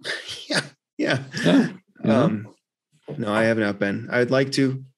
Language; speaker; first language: English; native; English